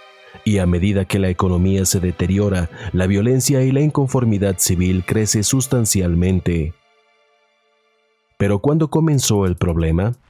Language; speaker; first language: Spanish; native; Spanish